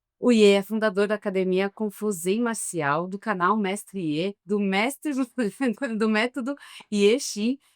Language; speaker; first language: Portuguese; native; Portuguese